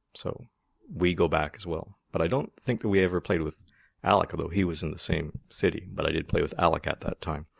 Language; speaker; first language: English; native; English